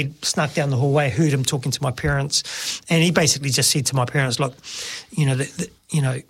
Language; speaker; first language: English; native; English